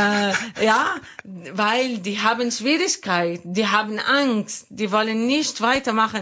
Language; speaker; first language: German; non-native, learner; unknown